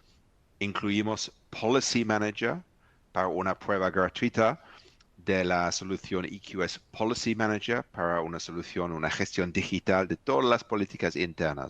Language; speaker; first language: Spanish; non-native, fluent; English